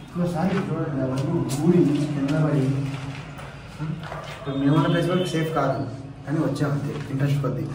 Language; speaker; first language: Telugu; native; Telugu